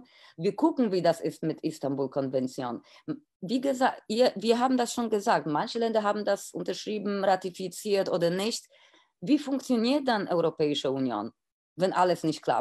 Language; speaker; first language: German; non-native, fluent; Polish